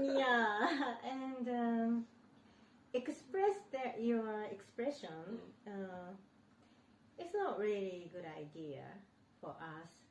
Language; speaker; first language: English; non-native, learner; Japanese